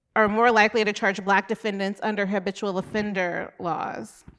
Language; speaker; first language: English; native; English